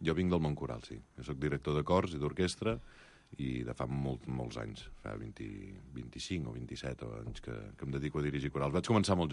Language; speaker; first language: Catalan; native; Catalan